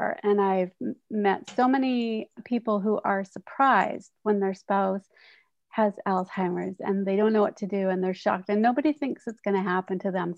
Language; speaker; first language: English; native; English